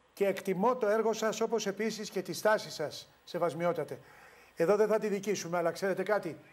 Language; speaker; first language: Greek; native; Greek